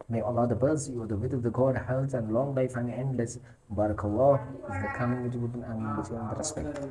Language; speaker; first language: English; non-native, local second language; Malayalam